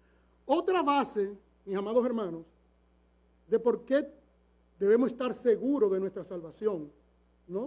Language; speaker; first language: Spanish; native; Spanish